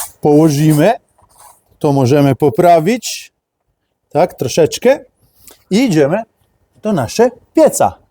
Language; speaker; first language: Polish; non-native, learner; Italian